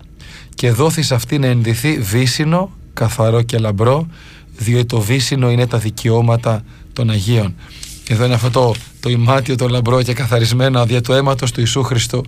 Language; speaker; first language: Greek; native; Greek